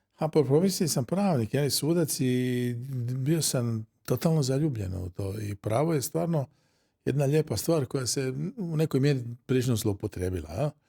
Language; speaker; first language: Croatian; native; Croatian